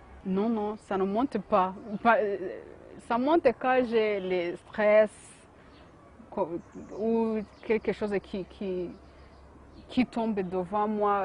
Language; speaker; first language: French; non-native, learner; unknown